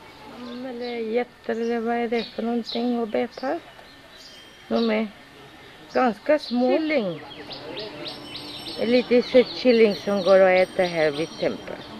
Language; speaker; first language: Swedish; non-native, fluent; Spanish